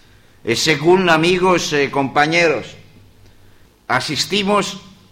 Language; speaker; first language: Spanish; non-native, learner; Greek